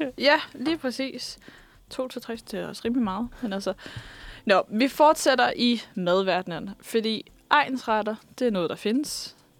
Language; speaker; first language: Danish; native; Danish